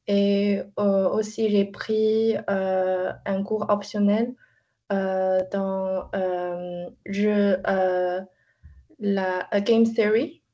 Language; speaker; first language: French; non-native, learner; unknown